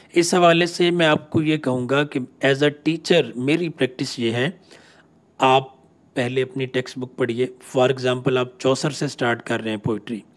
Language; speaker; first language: Urdu; non-native, local second language; Punjabi